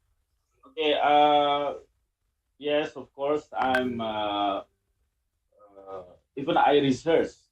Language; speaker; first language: English; non-native, learner; Indonesian